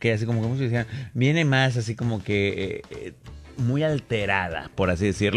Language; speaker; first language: Spanish; native; Spanish